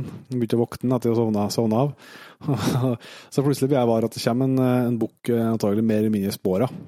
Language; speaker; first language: Norwegian; native; Norwegian